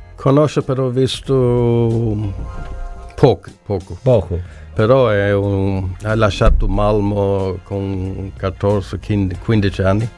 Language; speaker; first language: Italian; non-native, learner; Swedish